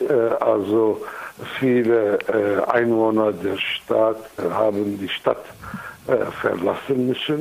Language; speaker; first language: German; non-native, fluent; Kurdish